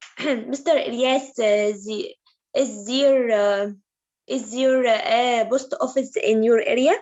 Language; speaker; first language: English; non-native, learner; Arabic